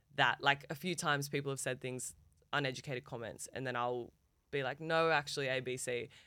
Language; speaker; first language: English; early bilingual, other home language; Turkish